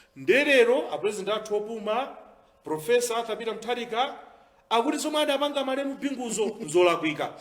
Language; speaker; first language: Nyanja; native; Nyanja